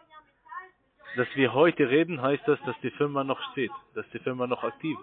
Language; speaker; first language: German; non-native, fluent; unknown